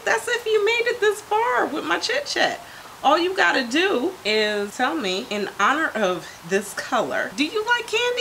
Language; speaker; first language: English; native; English